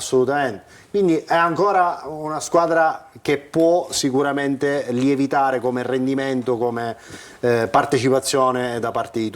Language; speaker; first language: Italian; native; Italian